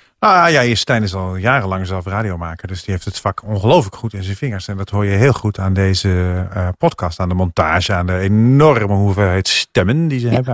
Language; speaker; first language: Dutch; native; Dutch